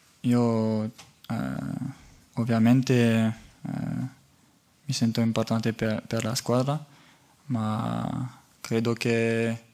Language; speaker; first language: Italian; non-native, fluent; French